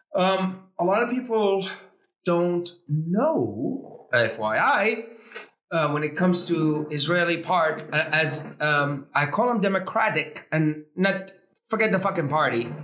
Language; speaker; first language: English; early bilingual, heritage; Arabic